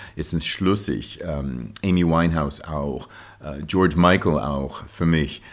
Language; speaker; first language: German; non-native, fluent; English